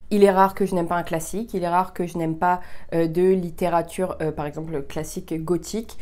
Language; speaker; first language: French; early bilingual, heritage; French